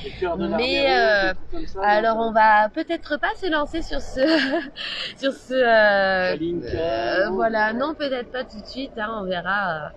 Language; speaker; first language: French; native; French